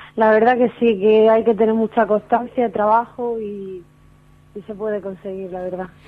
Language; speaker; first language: Spanish; early bilingual, other home language; Arabic